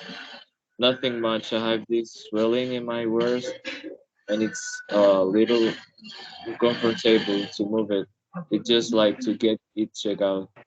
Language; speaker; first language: English; non-native, learner; Spanish